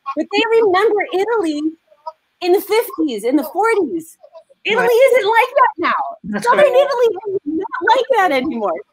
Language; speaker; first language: English; native; English